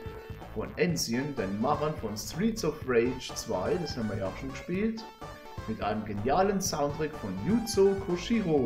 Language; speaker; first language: German; native; German